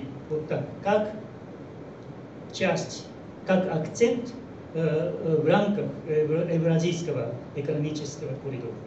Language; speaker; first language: Russian; non-native, fluent; Japanese